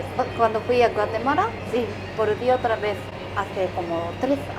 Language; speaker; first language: Spanish; non-native, fluent; Japanese